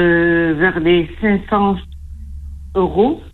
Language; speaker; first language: French; non-native, learner; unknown